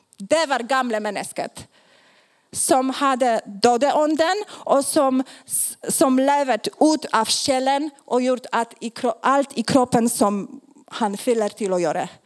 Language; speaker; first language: Swedish; non-native, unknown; Polish